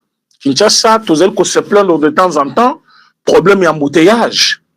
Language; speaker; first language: French; non-native, local second language; Lingala